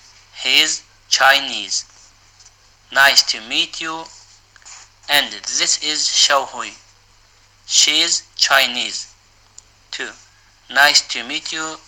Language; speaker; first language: English; non-native, learner; Uyghur